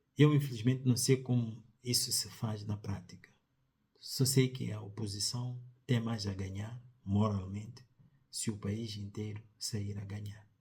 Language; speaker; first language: Portuguese; non-native, local second language; Tsonga